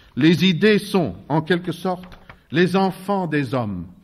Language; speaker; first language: French; non-native, fluent; Russian